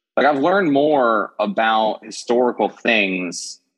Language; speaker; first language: English; native; English